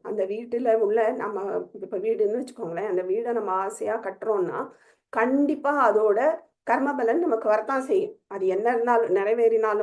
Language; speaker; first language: Tamil; native; Tamil